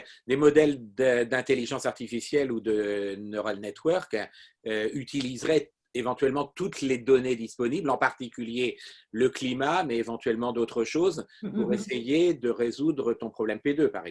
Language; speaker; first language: French; native; French